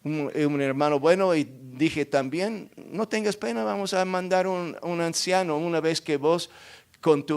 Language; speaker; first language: Spanish; non-native, fluent; English